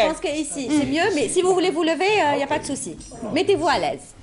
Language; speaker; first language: French; native; French